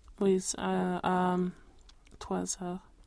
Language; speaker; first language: French; non-native, learner; Swedish